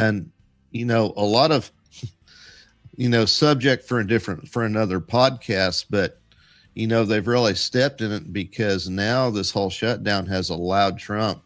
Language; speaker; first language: English; native; English